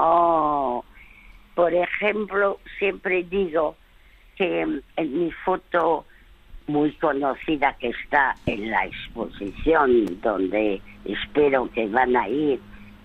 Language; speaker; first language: Spanish; non-native, fluent; French